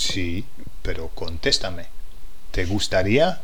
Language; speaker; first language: Spanish; non-native, fluent; English